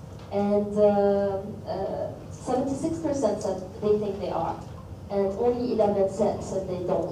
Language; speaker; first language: English; non-native, fluent; Arabic